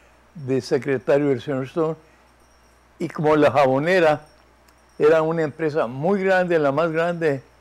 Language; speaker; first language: Spanish; early bilingual, heritage; Spanish